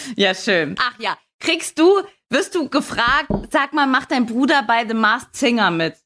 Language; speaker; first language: German; native; German